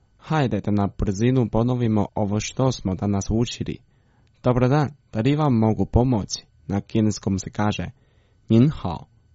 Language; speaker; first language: Croatian; non-native, fluent; Chinese